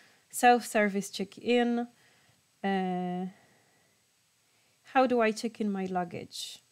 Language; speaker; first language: English; non-native, fluent; Polish